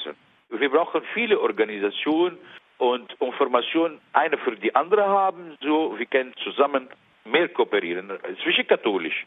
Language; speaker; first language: German; non-native, learner; Arabic